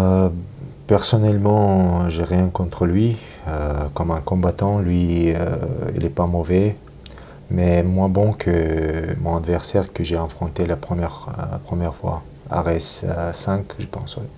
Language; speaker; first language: French; non-native, learner; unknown